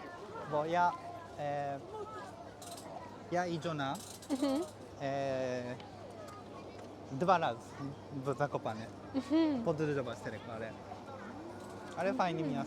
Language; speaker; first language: Polish; non-native, learner; Japanese